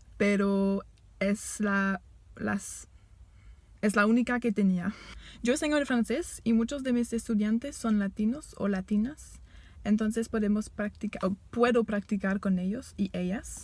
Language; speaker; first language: Spanish; non-native, fluent; French